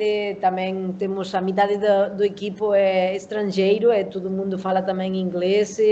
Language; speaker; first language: Portuguese; non-native, learner; Spanish